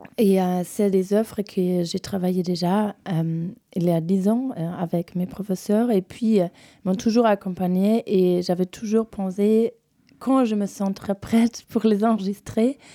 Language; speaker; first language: French; non-native, fluent; German